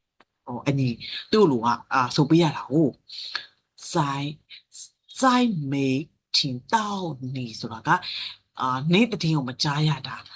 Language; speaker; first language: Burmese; native; Burmese